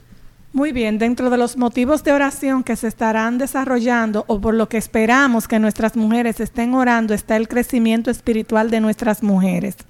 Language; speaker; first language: Spanish; native; Spanish